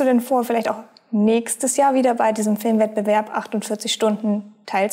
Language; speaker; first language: German; native; German